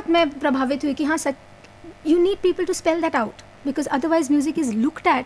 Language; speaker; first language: English; non-native, local second language; Hindi